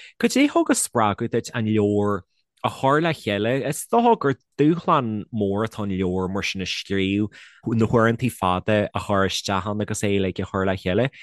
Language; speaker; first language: Irish; native; Irish